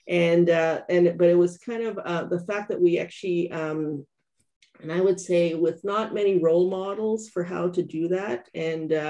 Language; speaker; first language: English; native; English